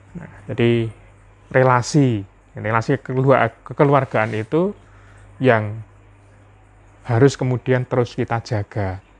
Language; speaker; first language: Indonesian; non-native, local second language; Javanese